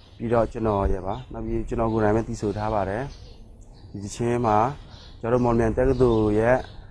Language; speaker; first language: Burmese; non-native, local second language; Mon